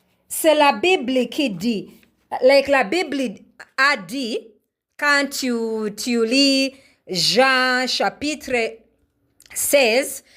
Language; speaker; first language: French; non-native, learner; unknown